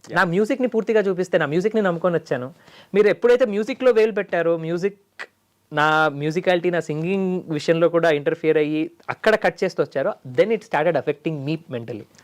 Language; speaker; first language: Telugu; native; Telugu